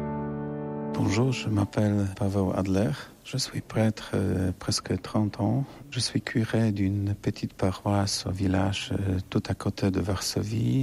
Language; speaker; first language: French; non-native, learner; Polish